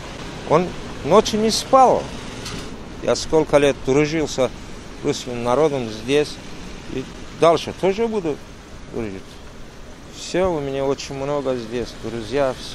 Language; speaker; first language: Russian; non-native, learner; Turkish